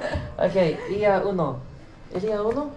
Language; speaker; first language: Spanish; non-native, learner; English